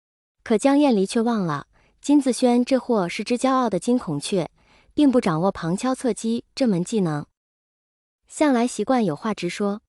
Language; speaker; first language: Chinese; native; Chinese